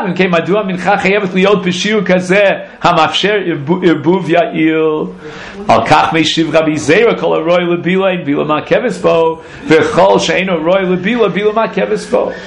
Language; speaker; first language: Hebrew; non-native, fluent; English